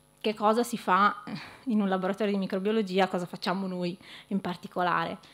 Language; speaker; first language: Italian; native; Italian